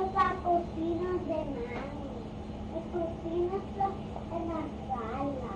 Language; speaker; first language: Spanish; early bilingual, heritage; Spanish